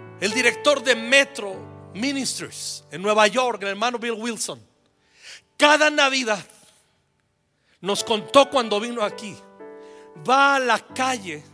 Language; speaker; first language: Spanish; native; Spanish